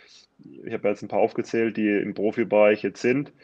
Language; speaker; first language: German; native; German